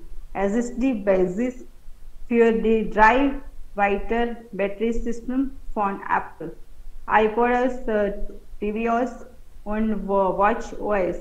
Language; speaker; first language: German; non-native, learner; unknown